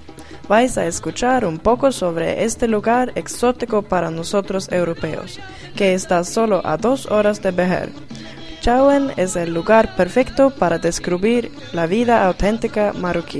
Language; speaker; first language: Spanish; non-native, learner; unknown